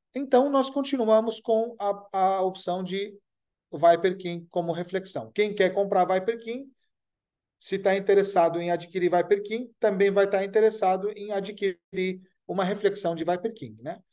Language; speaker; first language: Portuguese; non-native, fluent; Arabic